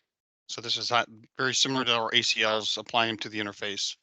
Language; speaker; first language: English; native; English